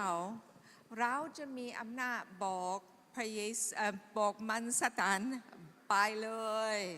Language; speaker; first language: Thai; non-native, fluent; English